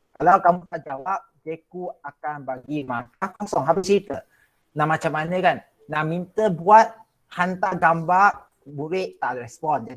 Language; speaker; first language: Malay; non-native, local second language; Chinese